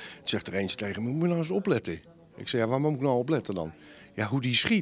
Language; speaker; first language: Dutch; native; Dutch